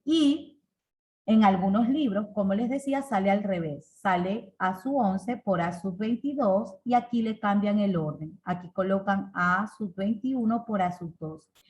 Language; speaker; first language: Spanish; native; Spanish